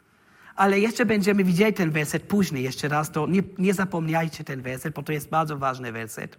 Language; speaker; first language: Polish; non-native, learner; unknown